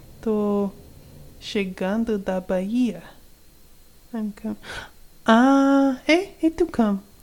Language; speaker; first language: Portuguese; non-native, learner; English